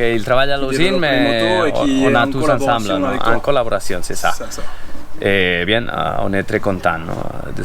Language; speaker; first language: French; non-native, fluent; Spanish